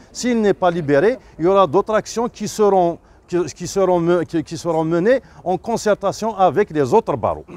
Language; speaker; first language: French; non-native, local second language; Kabyle